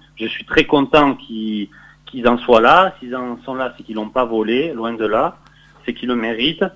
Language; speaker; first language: French; native; French